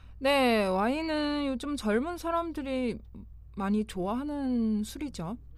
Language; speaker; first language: Korean; non-native, fluent; Chinese